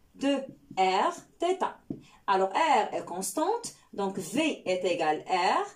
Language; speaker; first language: French; non-native, local second language; Arabic